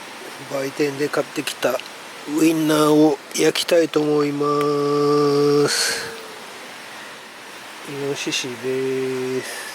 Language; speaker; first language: Japanese; native; Japanese